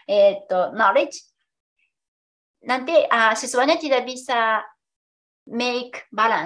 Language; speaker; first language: Indonesian; non-native, fluent; Japanese